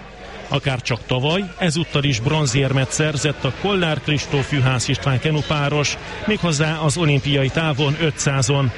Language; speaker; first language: Hungarian; native; Hungarian